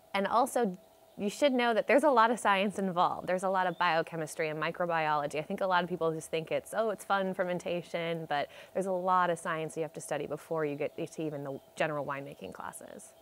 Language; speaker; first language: English; native; English